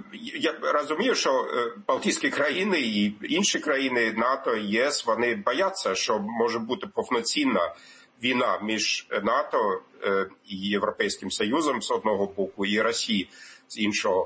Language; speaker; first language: Ukrainian; non-native, fluent; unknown